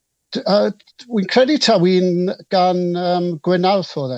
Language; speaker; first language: Welsh; non-native, local second language; English